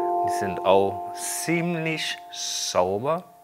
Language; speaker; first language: German; non-native, fluent; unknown